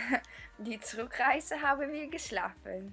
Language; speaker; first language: German; non-native, learner; Dutch